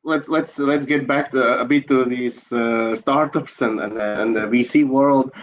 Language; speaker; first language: English; non-native, fluent; Latvian